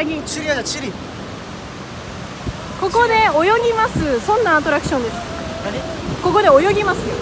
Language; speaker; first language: Japanese; non-native, learner; Korean